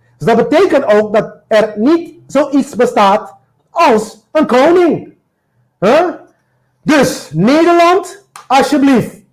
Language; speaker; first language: Dutch; non-native, local second language; Papiamento